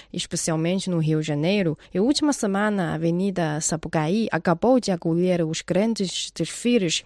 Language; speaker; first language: Portuguese; non-native, fluent; Chinese